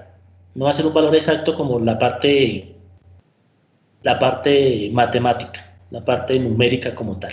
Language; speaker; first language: Spanish; native; Spanish